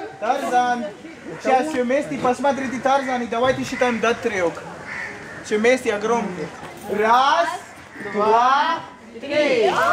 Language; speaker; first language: Russian; non-native, learner; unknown